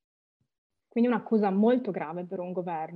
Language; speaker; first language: Italian; native; Italian